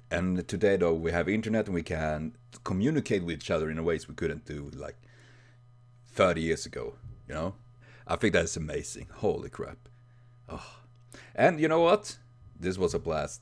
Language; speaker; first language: English; non-native, fluent; Swedish